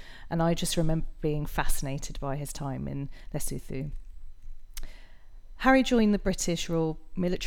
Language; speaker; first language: English; native; English